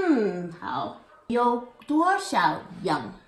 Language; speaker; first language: Chinese; non-native, learner; English